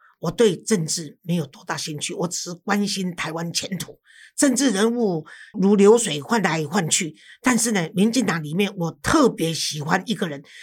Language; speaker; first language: Chinese; native; Chinese